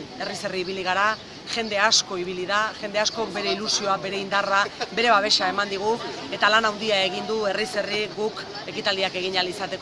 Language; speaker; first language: Basque; native; Basque